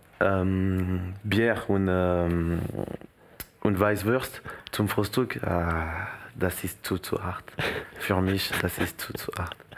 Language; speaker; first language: German; non-native, learner; French